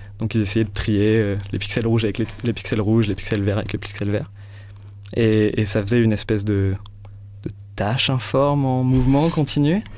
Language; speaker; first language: French; native; French